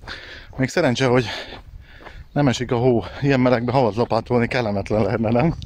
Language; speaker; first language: Hungarian; native; Hungarian